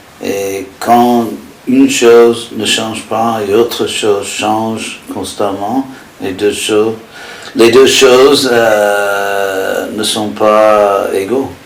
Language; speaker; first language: French; non-native, fluent; English